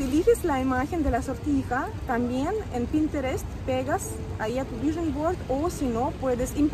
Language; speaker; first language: Spanish; native; Spanish